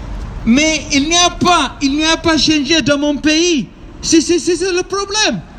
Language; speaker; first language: French; non-native, learner; Tigrinya